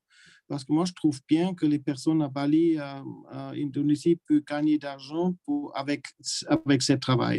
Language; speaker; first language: French; non-native, learner; German